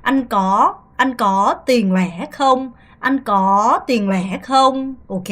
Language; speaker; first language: Vietnamese; non-native, fluent; Korean